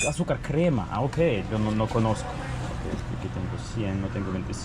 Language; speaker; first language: Spanish; non-native, fluent; Russian